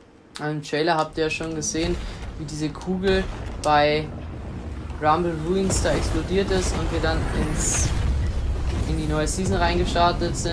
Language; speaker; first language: German; native; German